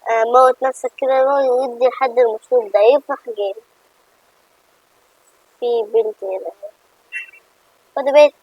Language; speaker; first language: Arabic; native; Arabic